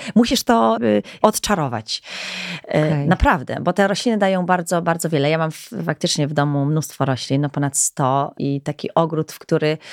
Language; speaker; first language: Polish; native; Polish